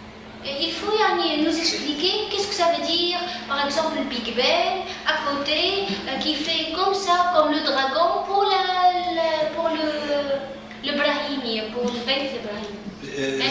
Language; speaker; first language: French; non-native, local second language; Arabic